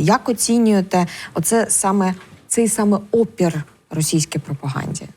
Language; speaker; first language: Ukrainian; native; Ukrainian